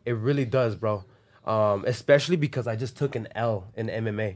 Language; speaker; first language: English; early bilingual, other home language; Spanish